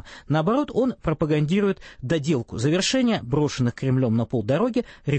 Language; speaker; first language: Russian; native; Russian